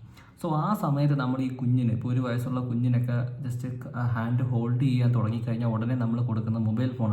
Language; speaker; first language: Malayalam; native; Malayalam